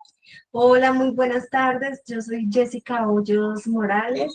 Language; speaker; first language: Spanish; native; Spanish